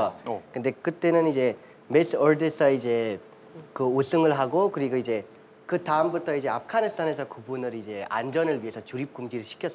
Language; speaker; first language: Korean; non-native, fluent; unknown